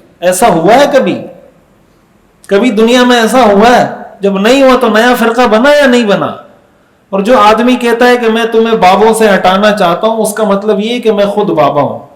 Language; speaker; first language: Urdu; native; Urdu